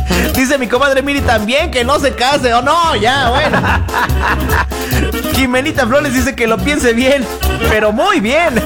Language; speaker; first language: Spanish; native; Spanish